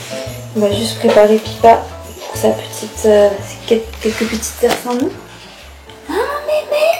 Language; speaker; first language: French; native; French